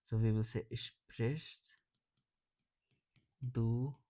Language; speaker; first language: German; non-native, fluent; English